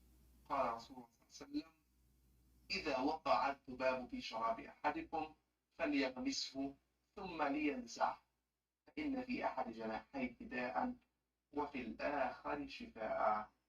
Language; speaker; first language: Arabic; native; Arabic